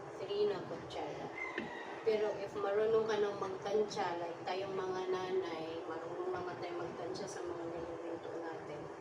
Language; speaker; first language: Filipino; non-native, local second language; Cebuano